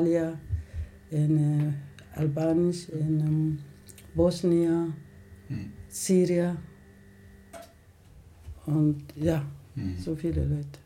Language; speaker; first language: German; non-native, learner; Somali